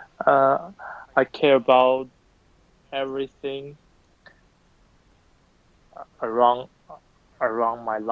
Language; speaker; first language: English; non-native, learner; Chinese